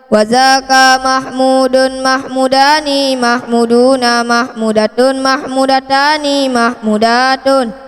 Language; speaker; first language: Arabic; non-native, learner; Achinese